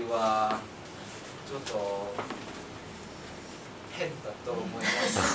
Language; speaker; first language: Japanese; non-native, learner; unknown